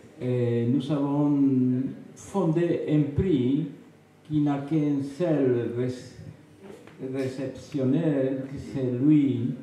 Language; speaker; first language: French; non-native, fluent; Spanish